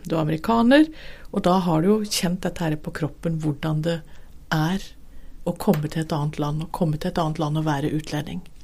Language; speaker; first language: Norwegian; native; Norwegian